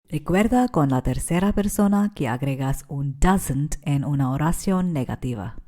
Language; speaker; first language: Spanish; non-native, fluent; English